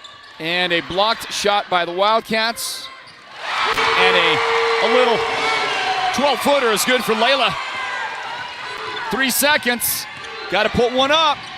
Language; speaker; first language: English; native; English